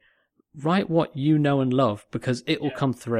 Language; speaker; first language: English; native; English